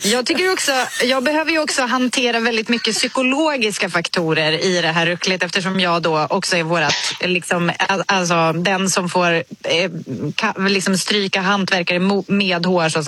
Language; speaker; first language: Swedish; native; Swedish